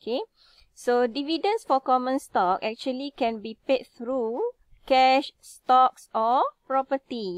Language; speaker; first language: English; non-native, local second language; Malay